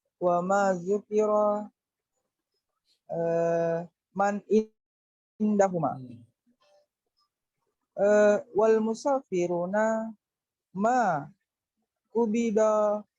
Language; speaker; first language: Arabic; non-native, learner; Indonesian